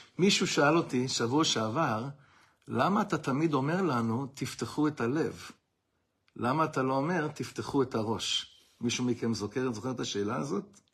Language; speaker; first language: Hebrew; non-native, fluent; English